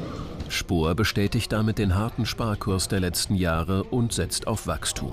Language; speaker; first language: German; native; German